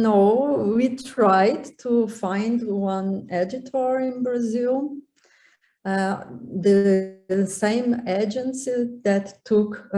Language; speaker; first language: English; non-native, learner; Portuguese